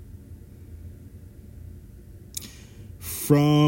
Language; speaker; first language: English; native; English